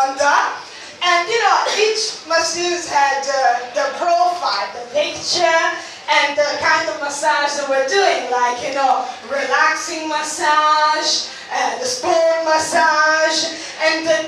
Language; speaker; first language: English; non-native, fluent; Italian